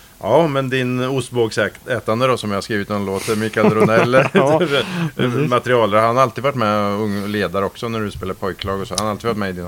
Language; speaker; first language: Swedish; native; Swedish